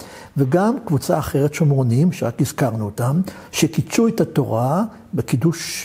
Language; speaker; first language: Hebrew; native; Hebrew